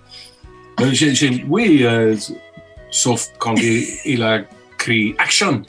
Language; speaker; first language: French; non-native, fluent; English